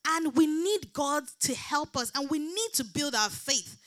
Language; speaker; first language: English; non-native, local second language; Yoruba